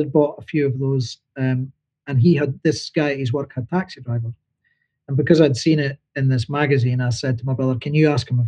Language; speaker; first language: English; native; English